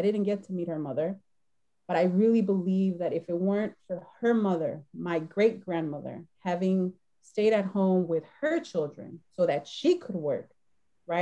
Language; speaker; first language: English; early bilingual, other home language; Spanish